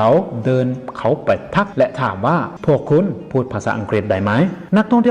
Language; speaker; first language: Thai; native; Thai